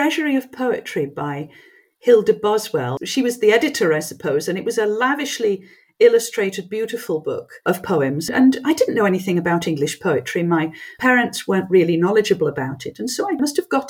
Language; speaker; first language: English; non-native, local second language; French